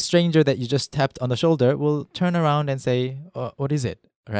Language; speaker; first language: English; non-native, fluent; Korean